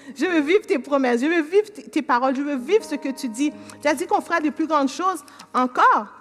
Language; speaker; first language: French; native; French